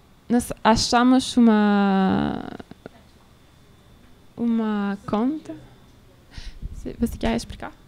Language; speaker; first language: Portuguese; non-native, learner; French